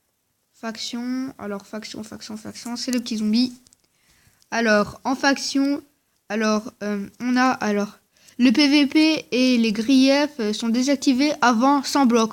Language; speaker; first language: French; native; French